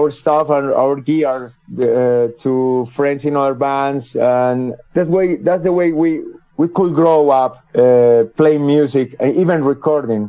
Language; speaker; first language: English; non-native, learner; Spanish